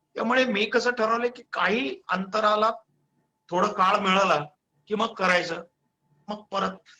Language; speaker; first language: Marathi; non-native, local second language; Gujarati